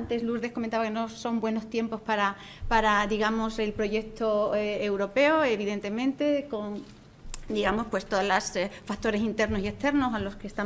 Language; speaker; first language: Spanish; native; Spanish